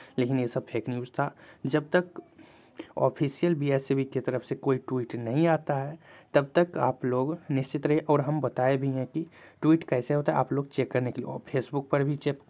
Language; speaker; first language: Hindi; native; Hindi